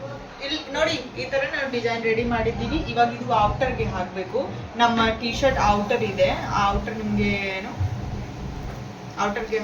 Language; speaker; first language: Kannada; non-native, fluent; Hindi